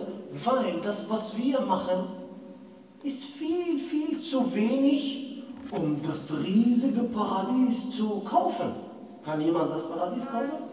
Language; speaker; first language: German; non-native, fluent; Arabic